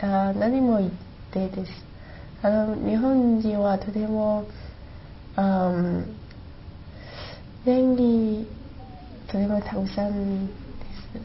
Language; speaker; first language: Japanese; non-native, learner; Chinese